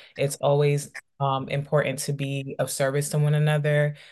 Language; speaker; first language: English; native; English